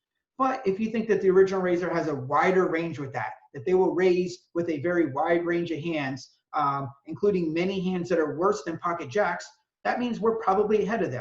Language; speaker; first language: English; native; English